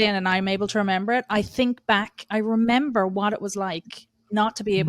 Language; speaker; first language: English; native; English